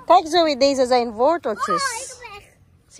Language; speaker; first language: Dutch; non-native, learner; Filipino